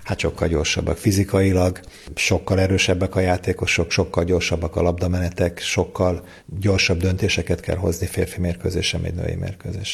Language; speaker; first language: Hungarian; native; Hungarian